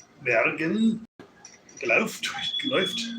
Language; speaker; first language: German; non-native, learner; English